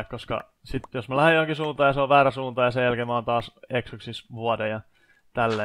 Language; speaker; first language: Finnish; native; Finnish